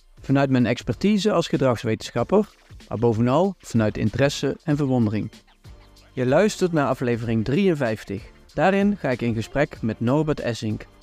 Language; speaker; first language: Dutch; native; Dutch